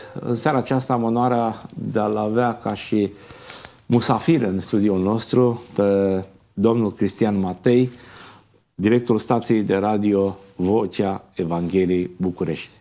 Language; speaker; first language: Romanian; native; Romanian